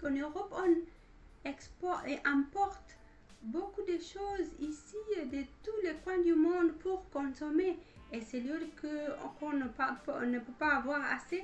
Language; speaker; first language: French; non-native, fluent; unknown